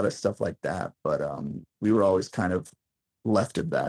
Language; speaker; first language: English; native; English